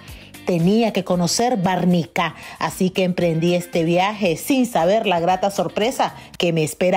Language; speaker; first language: Spanish; native; Spanish